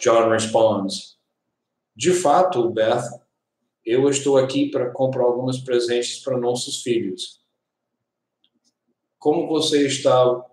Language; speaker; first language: Portuguese; non-native, learner; English